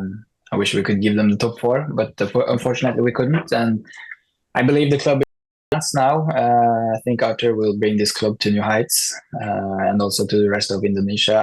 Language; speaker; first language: English; non-native, fluent; Norwegian